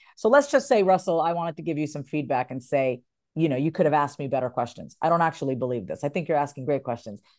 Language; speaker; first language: English; native; English